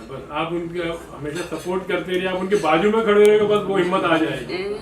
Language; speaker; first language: Hindi; native; Hindi